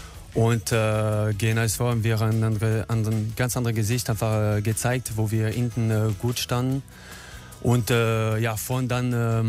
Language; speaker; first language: German; non-native, learner; French